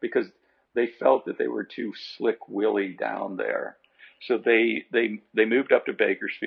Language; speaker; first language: English; native; English